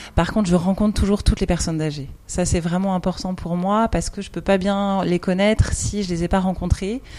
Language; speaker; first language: French; native; French